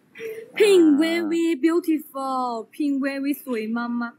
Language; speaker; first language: English; non-native, learner; Chinese